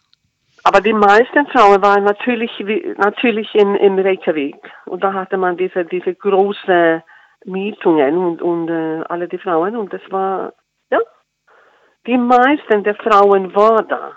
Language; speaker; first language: German; non-native, fluent; Icelandic